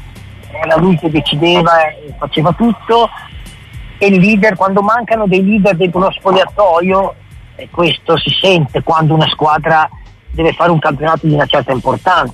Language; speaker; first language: Italian; native; Italian